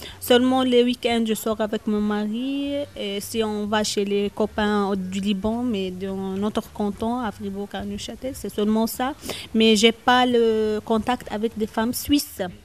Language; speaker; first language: French; non-native, local second language; Arabic